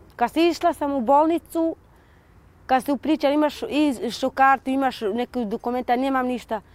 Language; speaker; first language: Serbian; non-native, local second language; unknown